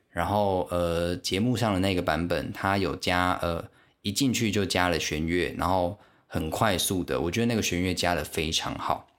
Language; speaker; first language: Chinese; non-native, local second language; Min Nan Chinese